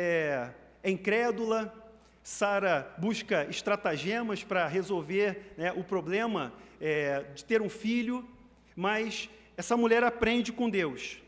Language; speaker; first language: Portuguese; native; Portuguese